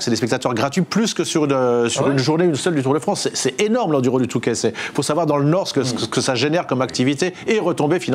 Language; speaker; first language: French; native; French